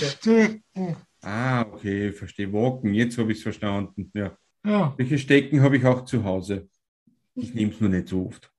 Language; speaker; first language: German; native; German